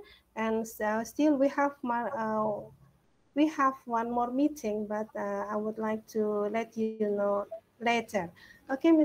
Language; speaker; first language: English; non-native, learner; Indonesian